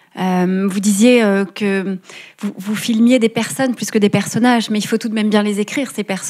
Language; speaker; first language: French; native; French